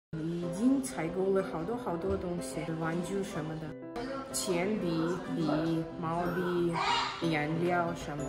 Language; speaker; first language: Chinese; non-native, fluent; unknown